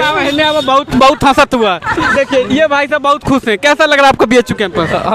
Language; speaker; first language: Hindi; native; Hindi